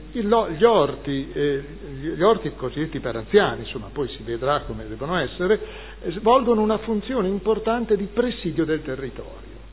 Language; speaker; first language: Italian; native; Italian